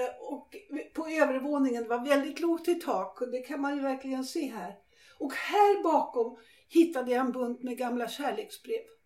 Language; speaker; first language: Swedish; native; Swedish